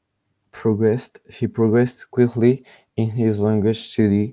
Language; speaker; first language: English; non-native, learner; French